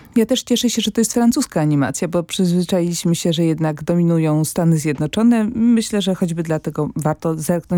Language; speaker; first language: Polish; native; Polish